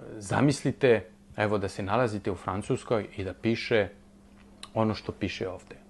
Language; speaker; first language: Bosnian; non-native, fluent; French